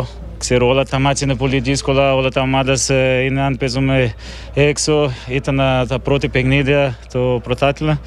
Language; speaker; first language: Greek; non-native, learner; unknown